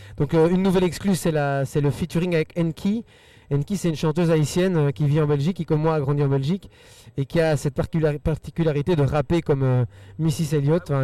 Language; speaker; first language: French; early bilingual, other home language; Spanish